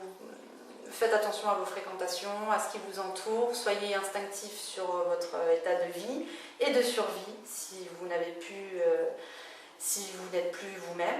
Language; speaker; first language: French; native; French